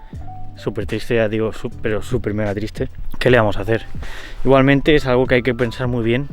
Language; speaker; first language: Spanish; native; Spanish